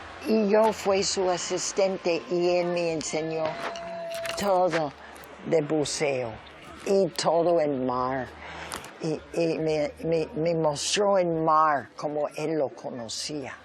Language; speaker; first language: Spanish; early bilingual, other home language; English